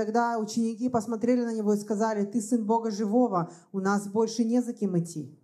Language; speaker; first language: Russian; native; Russian